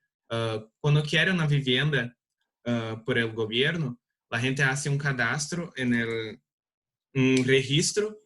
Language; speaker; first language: Spanish; non-native, learner; Portuguese